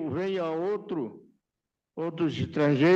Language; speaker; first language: Portuguese; non-native, local second language; Yanomámi